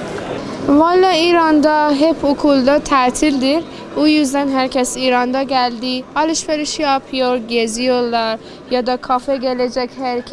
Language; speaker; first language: Turkish; non-native, learner; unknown